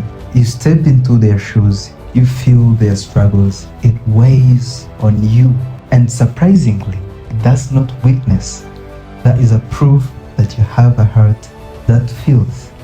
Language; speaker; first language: English; non-native, local second language; Kinyarwanda